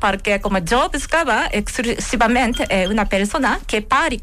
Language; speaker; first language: Catalan; non-native, learner; Japanese